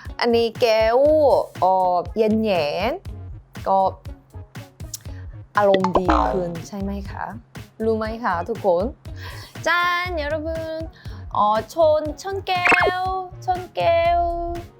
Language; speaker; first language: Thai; non-native, learner; Korean